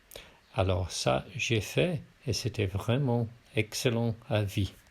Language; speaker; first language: French; non-native, fluent; English